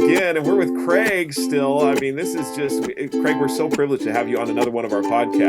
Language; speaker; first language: English; native; English